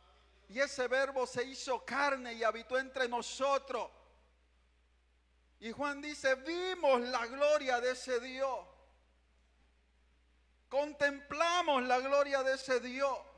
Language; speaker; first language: Spanish; native; Spanish